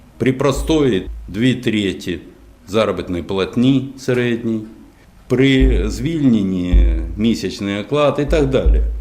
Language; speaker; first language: Ukrainian; non-native, local second language; Russian